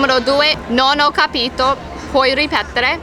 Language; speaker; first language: Italian; non-native, fluent; English